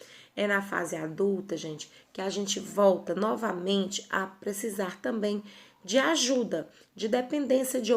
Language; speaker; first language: Portuguese; native; Portuguese